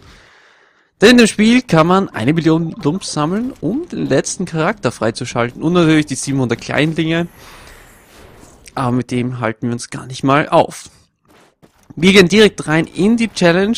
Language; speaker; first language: German; native; German